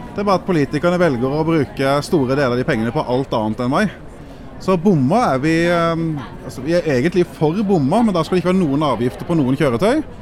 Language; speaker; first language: Norwegian; native; Norwegian